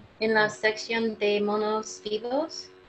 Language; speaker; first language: Spanish; non-native, learner; English